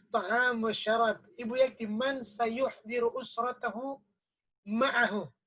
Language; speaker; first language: Arabic; non-native, fluent; Indonesian